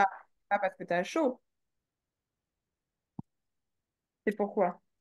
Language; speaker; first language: French; native; French